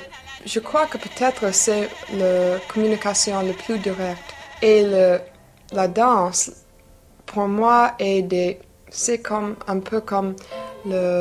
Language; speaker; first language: French; non-native, learner; English